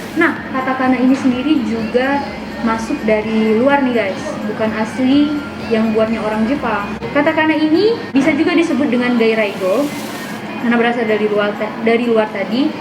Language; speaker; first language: Indonesian; native; Indonesian